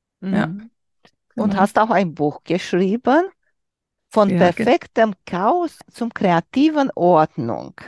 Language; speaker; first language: German; non-native, learner; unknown